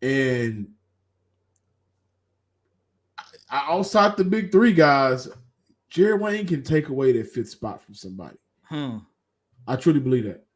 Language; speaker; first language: English; native; English